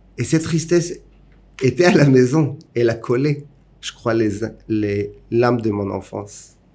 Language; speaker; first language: French; early bilingual, heritage; French